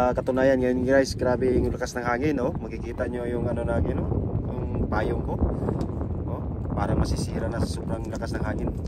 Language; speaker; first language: Filipino; non-native, local second language; Cebuano